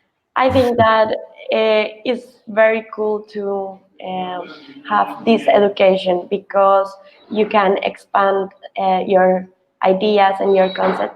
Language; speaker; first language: English; non-native, fluent; Spanish